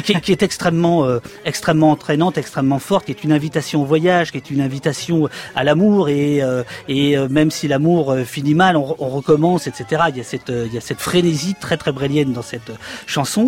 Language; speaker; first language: French; native; French